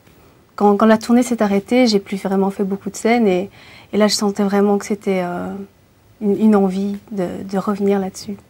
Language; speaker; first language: French; early bilingual, other home language; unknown